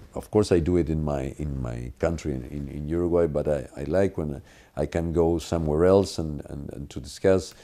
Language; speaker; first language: English; non-native, fluent; Spanish